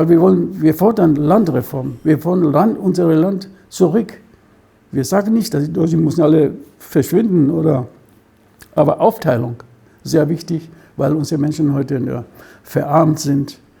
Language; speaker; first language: German; non-native, fluent; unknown